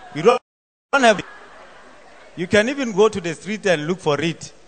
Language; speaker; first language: English; non-native, local second language; Southern Sotho